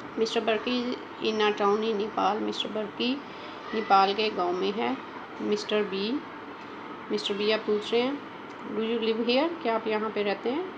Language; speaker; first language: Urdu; native; Urdu